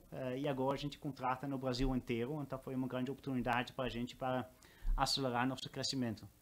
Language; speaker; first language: Portuguese; non-native, fluent; Dutch